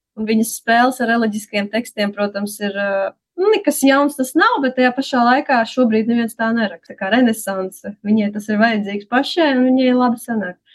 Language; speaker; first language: Latvian; native; Latvian